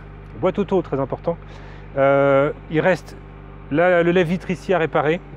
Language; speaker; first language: French; native; French